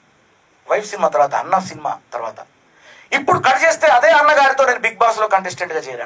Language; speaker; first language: Telugu; native; Telugu